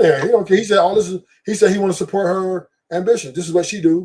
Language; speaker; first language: English; native; English